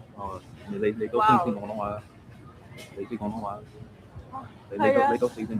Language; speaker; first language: Cantonese; non-native, learner; English